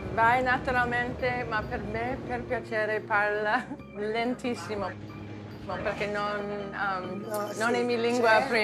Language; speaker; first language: Italian; non-native, learner; English